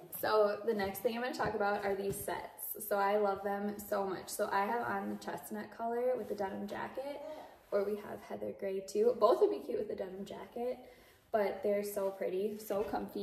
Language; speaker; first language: English; native; English